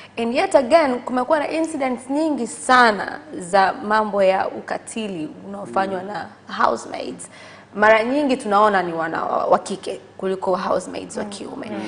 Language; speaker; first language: Swahili; native; Swahili